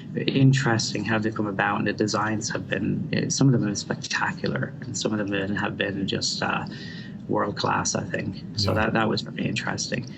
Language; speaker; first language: English; native; English